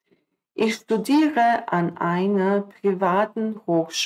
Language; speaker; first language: German; non-native, fluent; Croatian